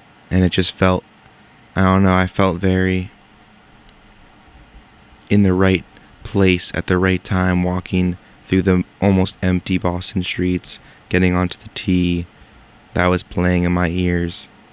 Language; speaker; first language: English; native; English